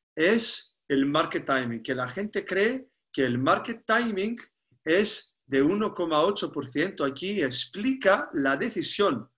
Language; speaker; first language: Spanish; non-native, fluent; Greek